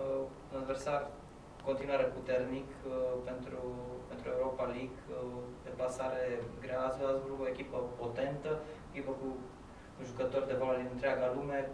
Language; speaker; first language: Romanian; native; Romanian